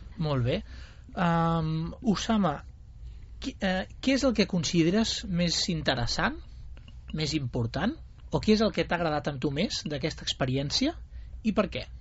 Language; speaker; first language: Catalan; native; Catalan